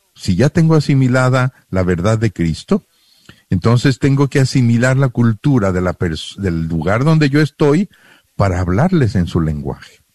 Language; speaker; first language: Spanish; native; Spanish